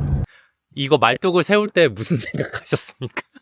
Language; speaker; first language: Korean; native; Korean